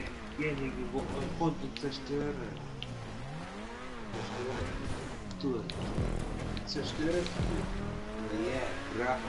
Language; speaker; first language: German; non-native, learner; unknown